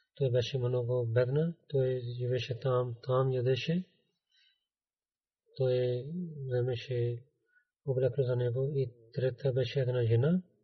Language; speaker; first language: Bulgarian; non-native, learner; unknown